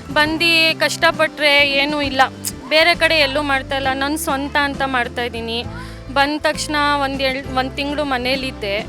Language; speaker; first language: Kannada; non-native, local second language; Urdu